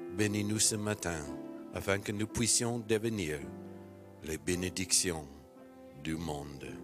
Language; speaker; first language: French; non-native, fluent; English